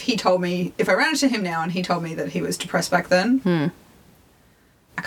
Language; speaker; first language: English; native; English